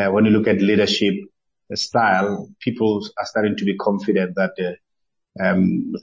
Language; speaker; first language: English; non-native, local second language; Southern Sotho